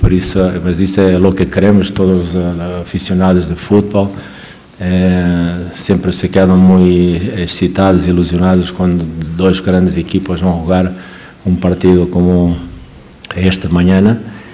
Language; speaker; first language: Spanish; non-native, fluent; Portuguese